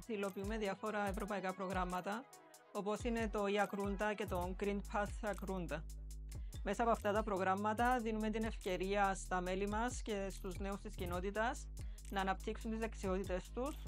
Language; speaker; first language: Greek; native; Greek